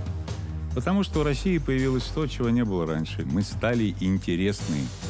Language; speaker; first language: Russian; native; Russian